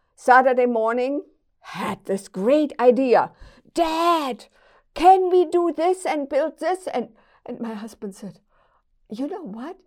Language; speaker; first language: English; non-native, fluent; German